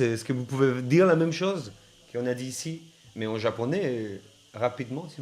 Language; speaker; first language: French; non-native, fluent; Spanish